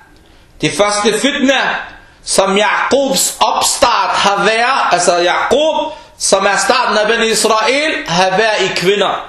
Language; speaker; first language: Danish; early bilingual, other home language; Arabic